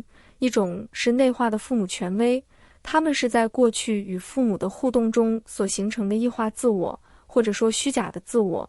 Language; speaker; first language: Chinese; native; Chinese